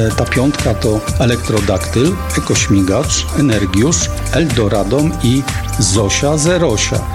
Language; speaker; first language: Polish; native; Polish